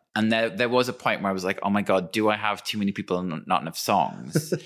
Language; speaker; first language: English; native; English